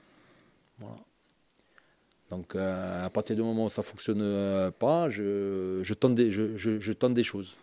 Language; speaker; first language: French; native; French